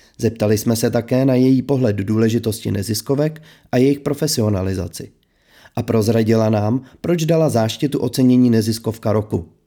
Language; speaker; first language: Czech; native; Czech